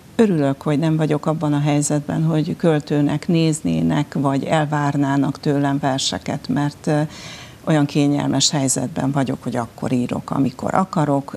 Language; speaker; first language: Hungarian; native; Hungarian